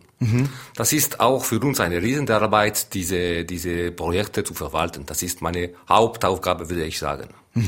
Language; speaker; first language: German; non-native, local second language; French